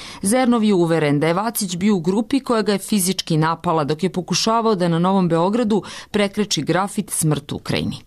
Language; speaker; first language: Serbian; native; Serbian